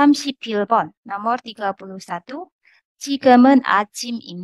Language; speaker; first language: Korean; non-native, fluent; Indonesian